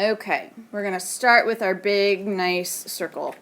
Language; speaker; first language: English; native; English